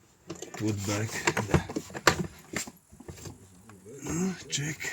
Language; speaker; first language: English; non-native, learner; Latvian